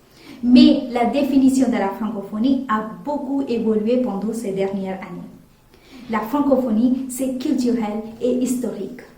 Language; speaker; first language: French; non-native, fluent; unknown